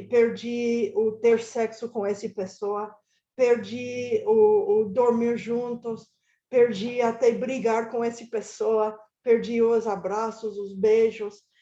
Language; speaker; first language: Portuguese; non-native, fluent; Spanish